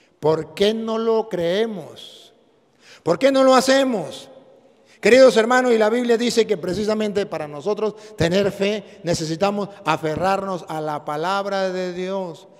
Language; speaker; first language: Spanish; native; Spanish